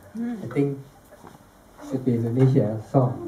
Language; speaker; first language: English; non-native, learner; Indonesian